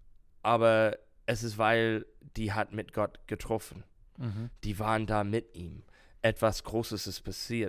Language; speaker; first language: German; non-native, learner; English